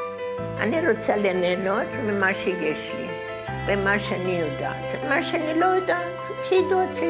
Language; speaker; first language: Hebrew; non-native, fluent; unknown